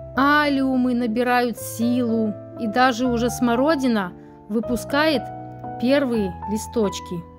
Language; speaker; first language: Russian; native; Russian